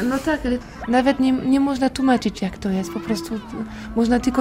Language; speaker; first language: Polish; non-native, learner; French